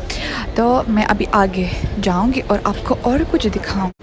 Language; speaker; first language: Hindi; non-native, fluent; Russian